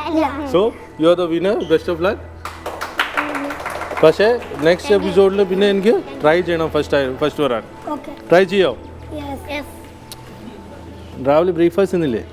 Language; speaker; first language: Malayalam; non-native, fluent; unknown